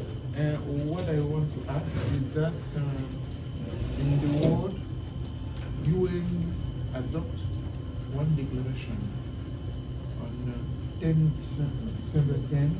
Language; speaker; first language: English; non-native, learner; French